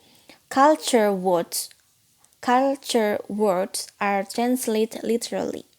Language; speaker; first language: English; non-native, learner; Indonesian